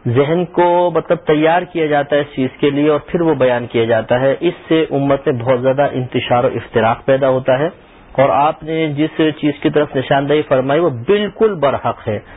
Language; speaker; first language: Urdu; native; Urdu